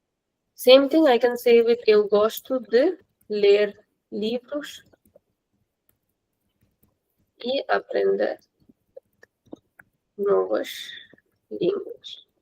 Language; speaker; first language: Portuguese; non-native, fluent; Hindi